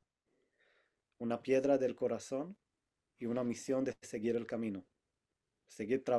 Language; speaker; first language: Spanish; non-native, fluent; Hebrew